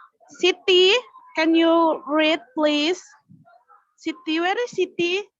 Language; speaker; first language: English; non-native, learner; Indonesian